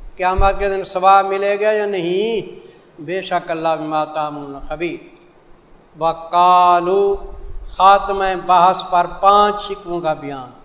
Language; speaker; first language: Urdu; non-native, local second language; Saraiki